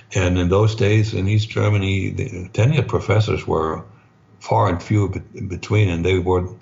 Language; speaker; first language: English; non-native, fluent; German